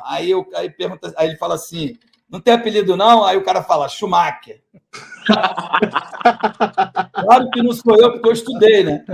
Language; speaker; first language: Portuguese; native; Portuguese